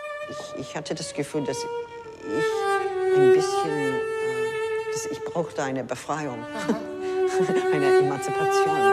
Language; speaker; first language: German; non-native, fluent; English